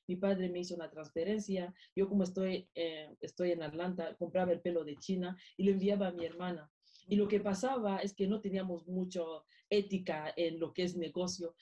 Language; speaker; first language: Spanish; non-native, local second language; Fang